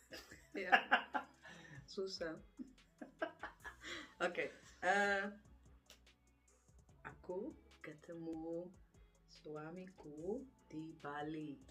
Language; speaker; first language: Indonesian; non-native, learner; Dutch